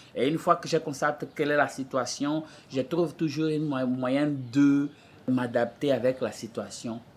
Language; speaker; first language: French; non-native, fluent; Portuguese